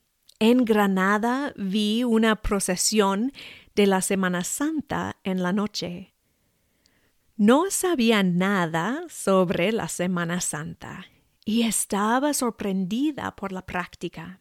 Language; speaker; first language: Spanish; non-native, fluent; English